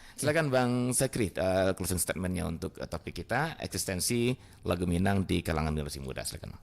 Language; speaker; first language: Indonesian; non-native, local second language; Minangkabau